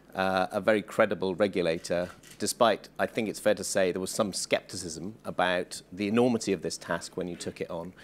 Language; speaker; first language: English; native; English